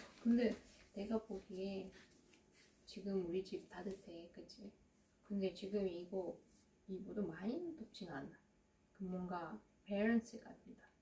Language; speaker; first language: Korean; non-native, fluent; Russian